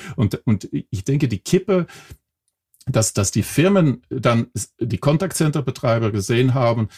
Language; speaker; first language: German; non-native, fluent; Dutch